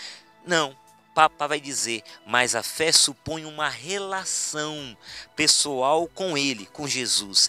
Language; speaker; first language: Portuguese; native; Portuguese